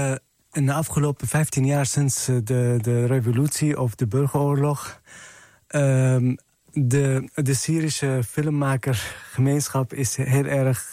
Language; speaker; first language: Dutch; non-native, fluent; Arabic